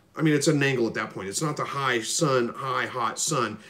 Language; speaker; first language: English; native; English